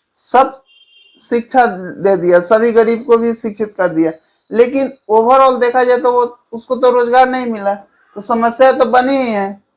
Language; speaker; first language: Hindi; native; Hindi